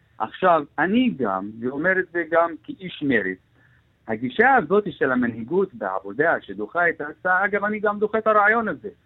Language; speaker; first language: Hebrew; non-native, local second language; Arabic